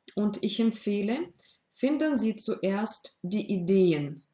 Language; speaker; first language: German; non-native, fluent; Russian